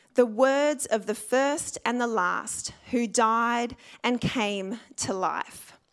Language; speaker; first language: English; native; English